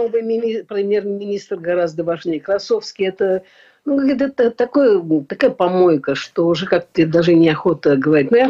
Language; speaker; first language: Russian; native; Russian